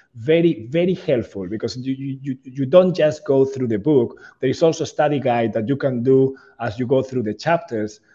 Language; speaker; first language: English; non-native, fluent; Spanish